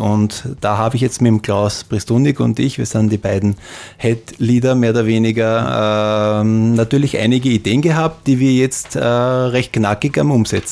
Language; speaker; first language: German; native; German